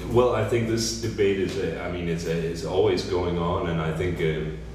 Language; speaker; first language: English; non-native, fluent; Danish